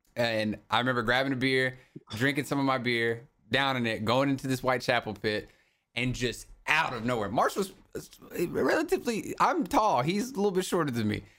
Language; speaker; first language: English; native; English